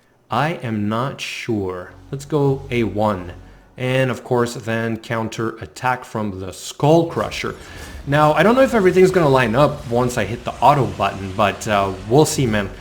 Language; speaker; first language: English; native; English